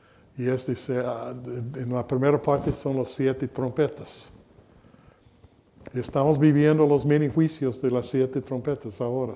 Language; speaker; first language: Spanish; non-native, fluent; English